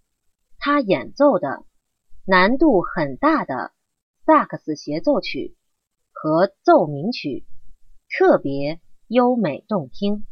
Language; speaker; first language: Chinese; non-native, learner; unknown